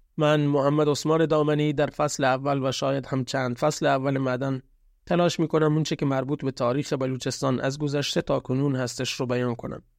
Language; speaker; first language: Persian; non-native, local second language; Baluchi